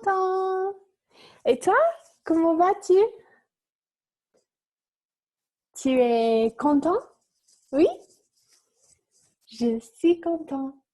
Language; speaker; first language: French; non-native, fluent; English